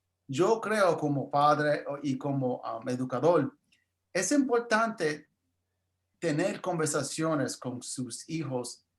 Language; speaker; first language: Spanish; early bilingual, heritage; English